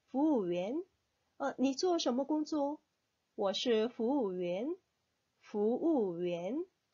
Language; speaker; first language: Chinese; non-native, fluent; Korean